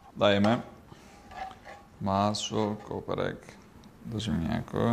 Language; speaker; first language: Polish; non-native, learner; Portuguese